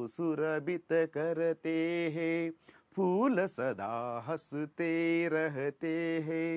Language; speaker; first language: Hindi; non-native, local second language; Kannada